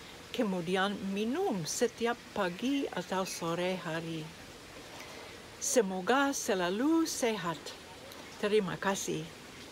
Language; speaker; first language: Indonesian; non-native, learner; English